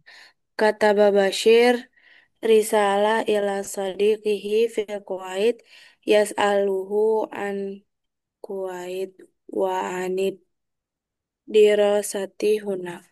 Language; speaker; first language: Arabic; non-native, learner; Indonesian